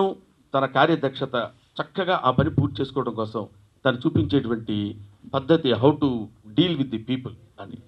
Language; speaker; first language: Telugu; native; Telugu